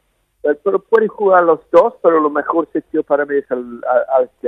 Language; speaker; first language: Spanish; non-native, fluent; English